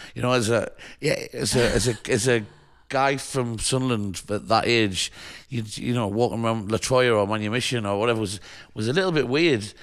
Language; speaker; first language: English; native; English